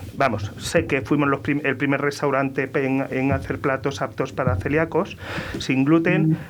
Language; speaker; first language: Spanish; native; Spanish